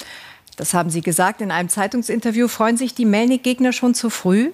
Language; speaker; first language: German; native; German